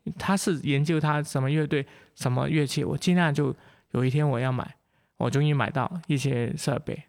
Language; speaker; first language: Chinese; non-native, local second language; Cantonese